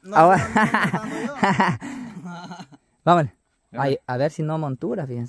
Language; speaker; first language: Spanish; native; Spanish